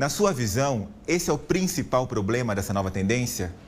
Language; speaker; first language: Portuguese; native; Portuguese